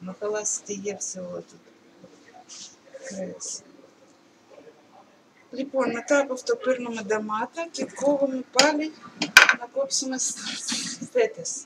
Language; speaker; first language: Greek; non-native, learner; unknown